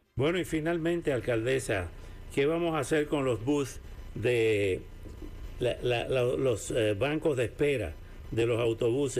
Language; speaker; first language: Spanish; native; Spanish